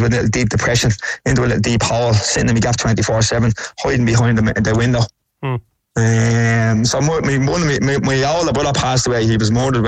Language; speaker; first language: English; native; English